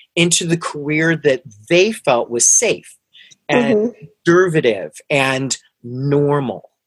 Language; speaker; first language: English; early bilingual, other home language; Hindi